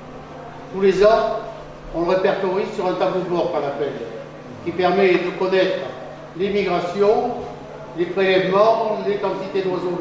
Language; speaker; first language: French; native; French